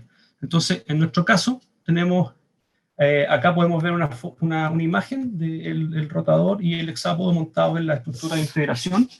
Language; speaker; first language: Spanish; native; Spanish